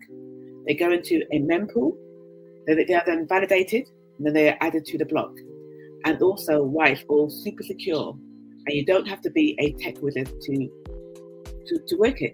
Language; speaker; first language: English; native; English